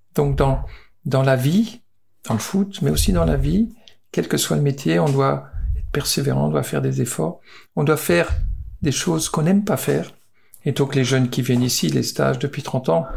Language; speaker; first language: French; native; French